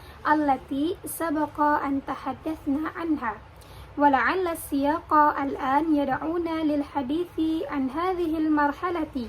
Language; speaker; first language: Arabic; non-native, learner; Indonesian